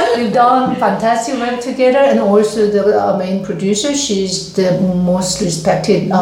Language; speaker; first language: English; non-native, fluent; Korean